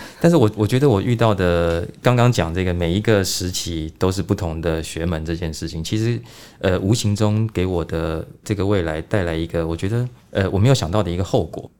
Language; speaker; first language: Chinese; native; Chinese